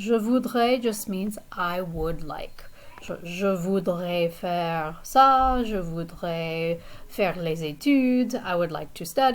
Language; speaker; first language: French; non-native, fluent; English